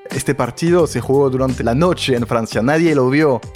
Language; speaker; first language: Spanish; non-native, fluent; French